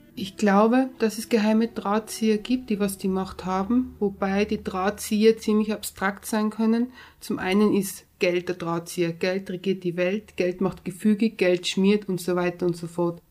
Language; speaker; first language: German; native; German